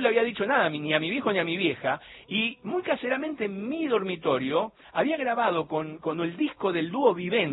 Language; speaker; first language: Spanish; native; Spanish